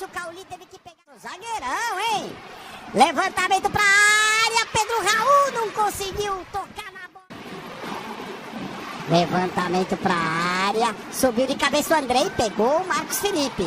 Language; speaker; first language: Portuguese; native; Portuguese